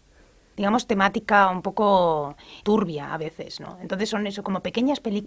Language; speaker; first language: Spanish; native; Spanish